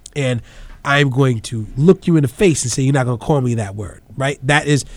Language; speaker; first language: English; native; English